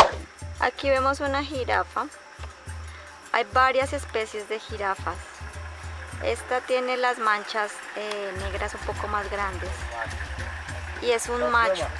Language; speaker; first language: Spanish; native; Spanish